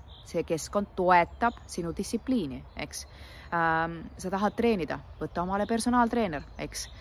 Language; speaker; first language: Estonian; native; Estonian